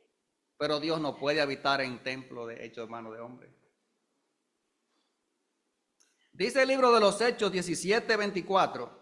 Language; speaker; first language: Spanish; native; Spanish